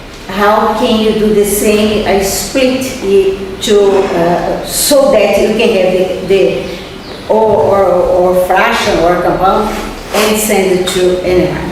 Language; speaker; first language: English; non-native, fluent; Portuguese